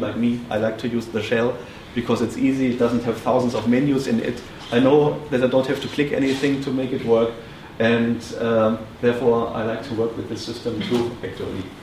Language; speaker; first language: English; non-native, fluent; German